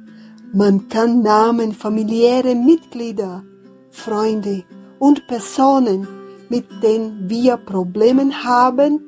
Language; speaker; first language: German; non-native, fluent; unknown